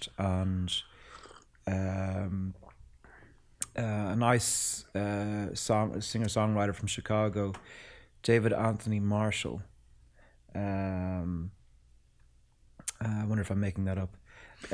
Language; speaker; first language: English; native; English